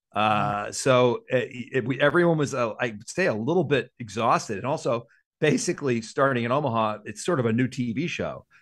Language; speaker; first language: English; native; English